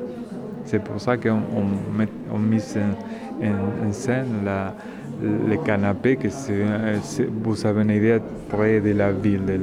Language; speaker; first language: French; non-native, learner; Spanish